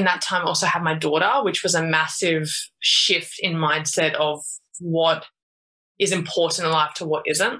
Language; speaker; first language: English; native; English